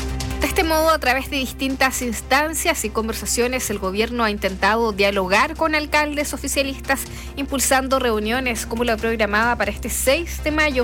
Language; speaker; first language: Spanish; native; Spanish